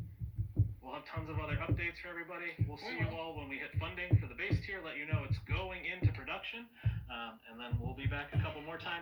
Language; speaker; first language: English; native; English